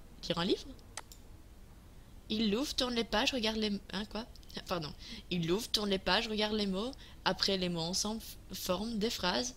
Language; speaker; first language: French; native; French